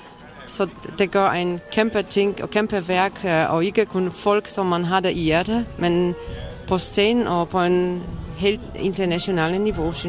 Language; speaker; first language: Danish; non-native, fluent; Polish